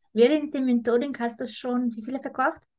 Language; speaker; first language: German; native; German